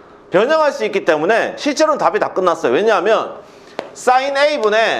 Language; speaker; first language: Korean; native; Korean